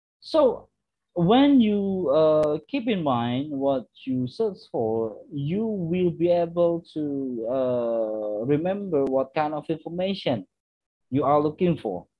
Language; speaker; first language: English; non-native, fluent; Indonesian